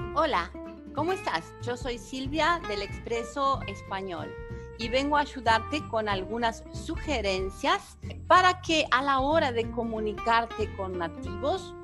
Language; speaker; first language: Spanish; non-native, fluent; Portuguese